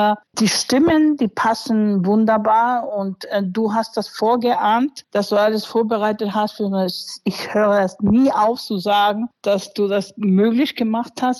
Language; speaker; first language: German; non-native, fluent; English